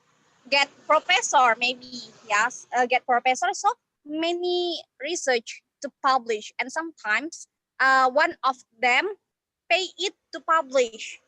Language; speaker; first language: English; non-native, learner; Indonesian